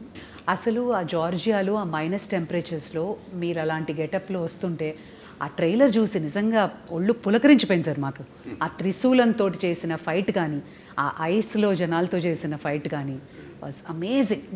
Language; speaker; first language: Telugu; native; Telugu